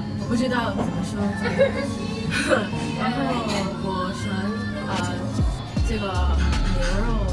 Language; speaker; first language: Chinese; non-native, learner; English